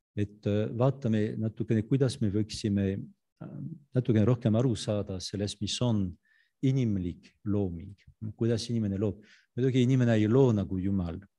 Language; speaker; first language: Estonian; non-native, fluent; French